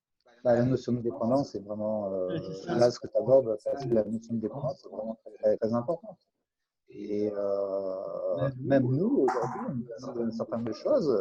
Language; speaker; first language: French; native; French